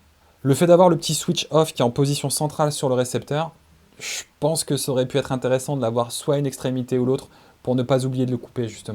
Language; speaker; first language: French; native; French